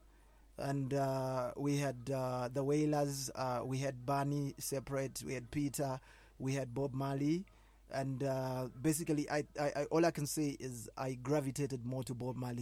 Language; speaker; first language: English; non-native, local second language; Shona